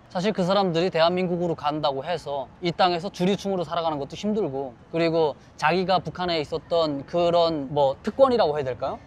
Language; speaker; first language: Korean; native; Korean